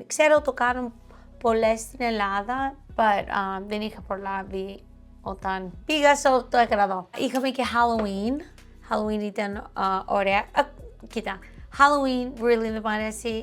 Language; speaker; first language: Greek; early bilingual, heritage; Greek